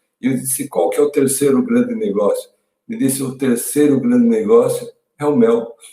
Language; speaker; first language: Portuguese; native; Portuguese